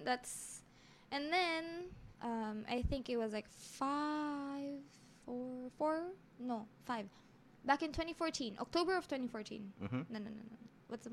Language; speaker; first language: English; non-native, local second language; Filipino